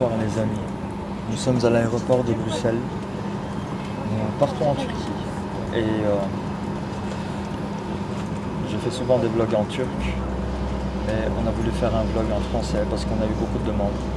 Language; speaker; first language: French; early bilingual, heritage; Turkish